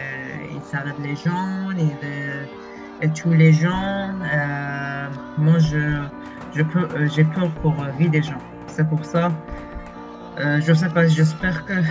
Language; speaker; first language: French; non-native, learner; Persian